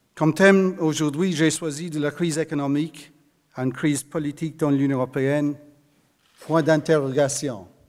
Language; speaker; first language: French; non-native, fluent; English